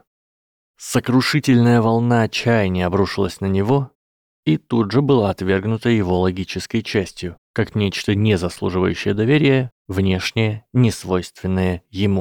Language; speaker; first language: Russian; native; Russian